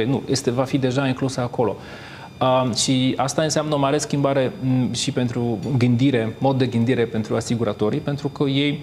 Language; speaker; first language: Romanian; non-native, fluent; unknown